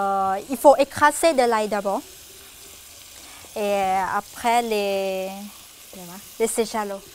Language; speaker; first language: French; non-native, fluent; Thai